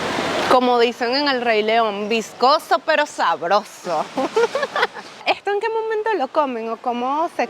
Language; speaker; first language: Spanish; native; Spanish